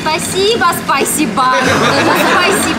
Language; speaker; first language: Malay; non-native, learner; Russian